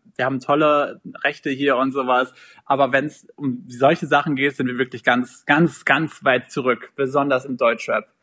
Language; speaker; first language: German; native; German